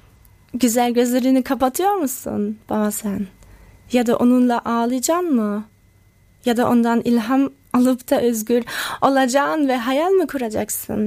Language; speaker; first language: Turkish; early bilingual, heritage; Turkish